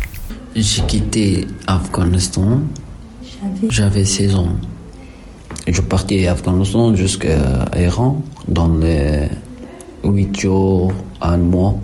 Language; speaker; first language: French; non-native, learner; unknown